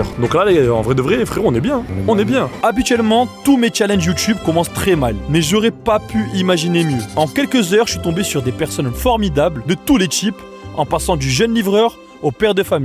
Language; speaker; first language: French; native; French